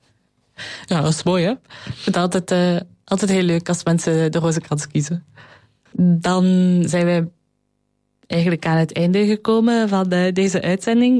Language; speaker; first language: Dutch; native; Dutch